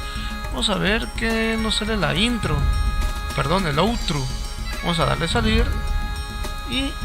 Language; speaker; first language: Spanish; native; Spanish